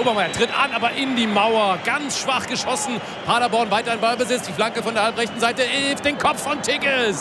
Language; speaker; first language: German; native; German